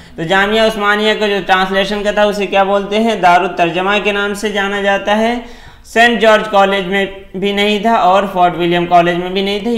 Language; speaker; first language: Urdu; native; Urdu